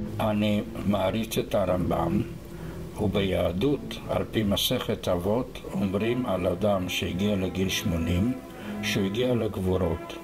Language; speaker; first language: Hebrew; non-native, fluent; Romanian